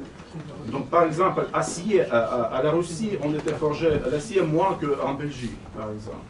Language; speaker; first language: French; non-native, learner; Russian